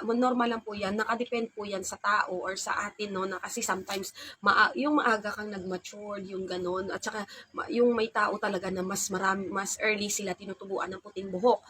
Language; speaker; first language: Filipino; non-native, local second language; Hiligaynon